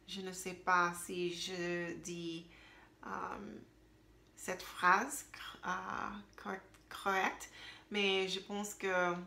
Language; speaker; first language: French; non-native, learner; English